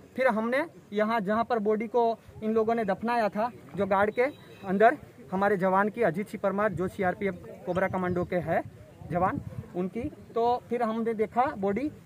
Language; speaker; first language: Hindi; non-native, local second language; Gujarati